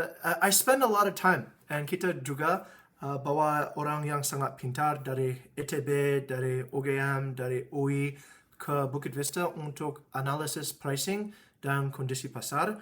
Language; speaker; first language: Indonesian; non-native, fluent; English